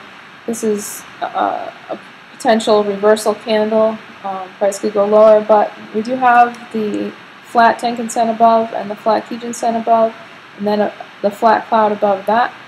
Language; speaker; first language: English; native; English